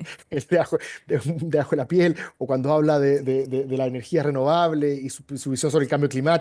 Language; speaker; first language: Spanish; native; Spanish